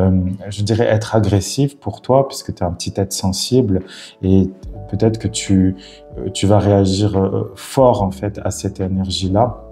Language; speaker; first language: French; native; French